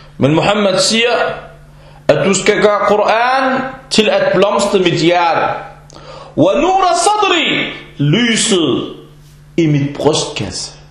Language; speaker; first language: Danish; non-native, fluent; Arabic